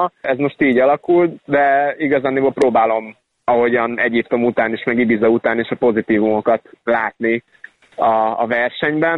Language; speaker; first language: Hungarian; native; Hungarian